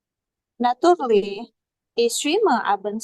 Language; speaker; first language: German; non-native, learner; Indonesian